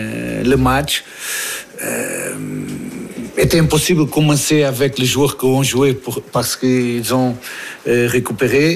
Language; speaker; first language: French; non-native, fluent; Portuguese